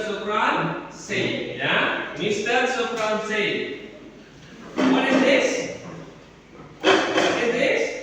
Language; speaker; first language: English; non-native, fluent; Indonesian